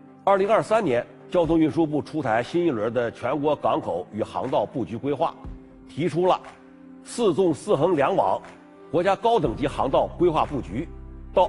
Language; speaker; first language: Chinese; native; Chinese